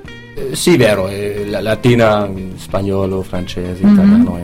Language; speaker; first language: Italian; non-native, learner; German